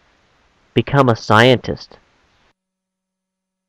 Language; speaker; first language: English; non-native, fluent; Korean